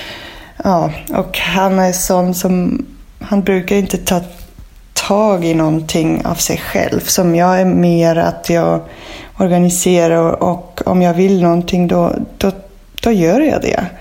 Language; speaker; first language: Swedish; non-native, fluent; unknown